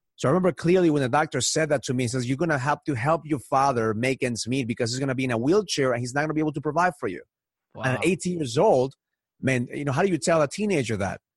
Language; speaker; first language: English; early bilingual, other home language; Spanish